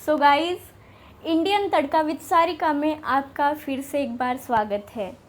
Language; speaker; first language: Hindi; non-native, local second language; Marathi